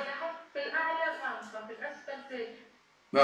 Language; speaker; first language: Arabic; native; Arabic